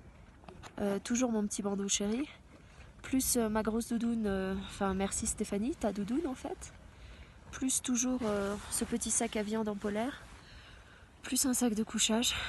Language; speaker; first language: French; native; French